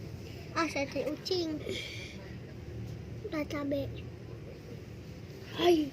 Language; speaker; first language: Indonesian; non-native, local second language; Sundanese